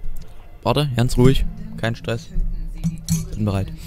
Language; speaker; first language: German; native; German